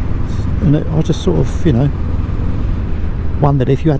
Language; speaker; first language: English; native; English